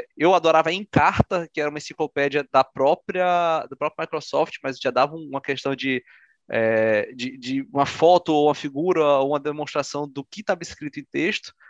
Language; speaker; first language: Portuguese; native; Portuguese